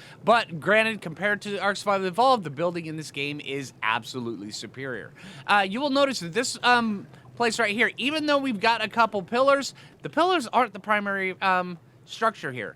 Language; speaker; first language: English; native; English